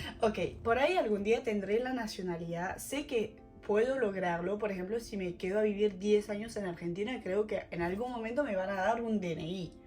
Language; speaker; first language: Spanish; non-native, fluent; French